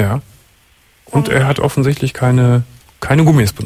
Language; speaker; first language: German; native; German